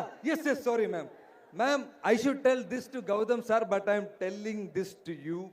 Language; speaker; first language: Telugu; non-native, learner; Malayalam